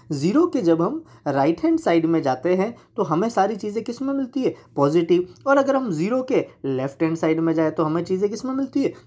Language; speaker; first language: Hindi; non-native, local second language; Gujarati